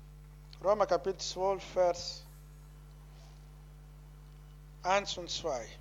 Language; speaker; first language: German; non-native, learner; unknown